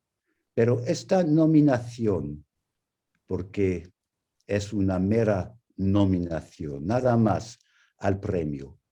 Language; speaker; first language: Spanish; non-native, fluent; English